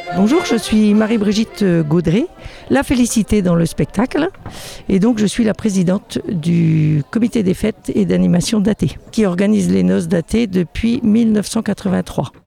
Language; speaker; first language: French; native; French